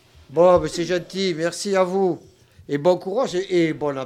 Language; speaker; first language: French; native; French